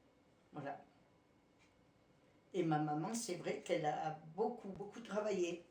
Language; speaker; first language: French; native; French